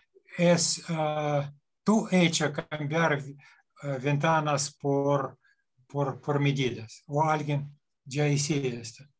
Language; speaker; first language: Spanish; non-native, fluent; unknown